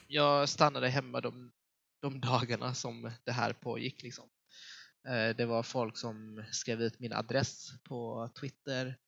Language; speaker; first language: Swedish; early bilingual, other home language; Vietnamese